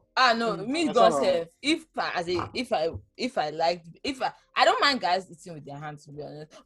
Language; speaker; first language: English; non-native, local second language; Yoruba